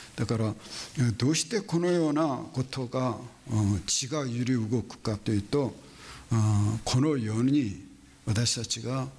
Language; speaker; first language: Japanese; non-native, fluent; Korean